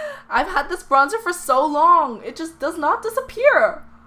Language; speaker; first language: English; early bilingual, other home language; Korean